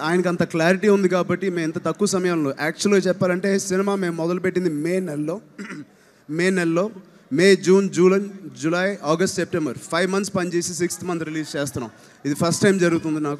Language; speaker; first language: Telugu; native; Telugu